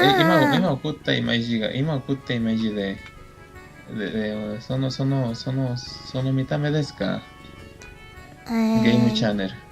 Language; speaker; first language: Japanese; non-native, fluent; Spanish